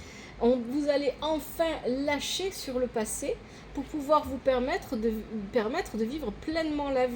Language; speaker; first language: French; native; French